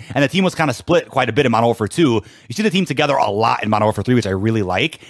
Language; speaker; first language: English; native; English